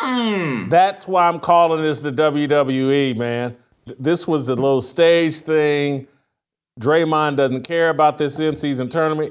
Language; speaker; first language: English; native; English